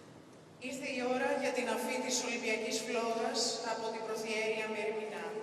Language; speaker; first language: Greek; native; Greek